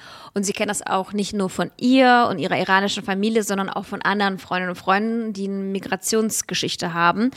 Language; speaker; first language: German; early bilingual, other home language; Russian